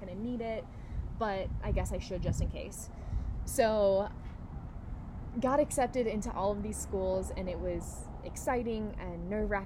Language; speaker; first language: English; native; English